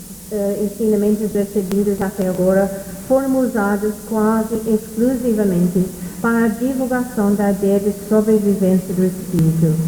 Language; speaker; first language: Portuguese; non-native, fluent; English